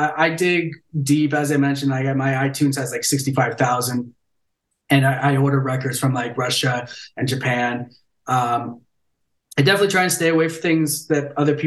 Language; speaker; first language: English; native; English